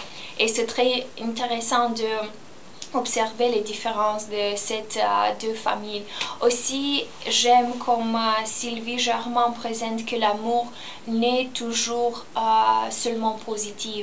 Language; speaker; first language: French; non-native, learner; Romanian